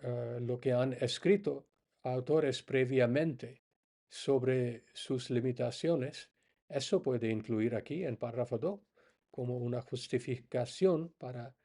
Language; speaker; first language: Spanish; non-native, fluent; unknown